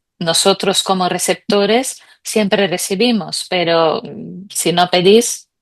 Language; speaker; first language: Spanish; native; Spanish